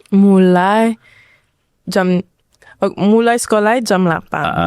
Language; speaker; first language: Indonesian; early bilingual, heritage; Indonesian